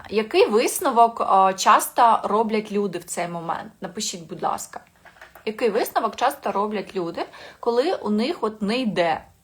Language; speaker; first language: Ukrainian; non-native, local second language; Russian